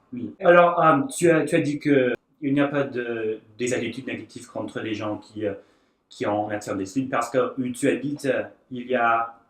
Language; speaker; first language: French; non-native, learner; English